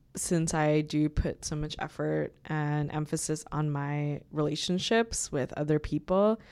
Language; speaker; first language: English; native; English